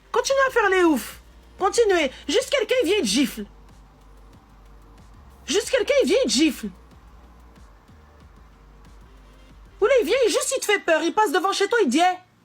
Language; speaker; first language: French; native; French